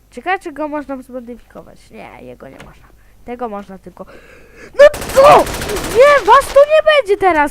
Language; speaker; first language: Polish; native; Polish